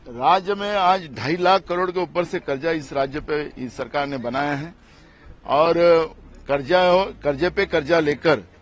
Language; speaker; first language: Hindi; non-native, local second language; Marathi